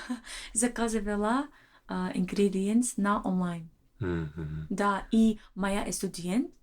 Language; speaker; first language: Russian; non-native, learner; English